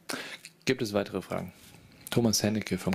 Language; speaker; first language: German; native; German